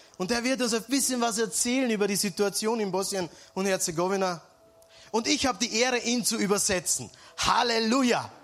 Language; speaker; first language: German; early bilingual, other home language; Serbian